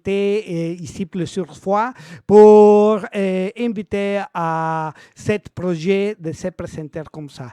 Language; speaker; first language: French; non-native, learner; Spanish